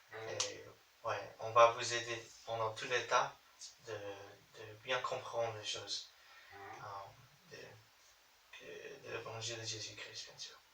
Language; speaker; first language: French; non-native, learner; English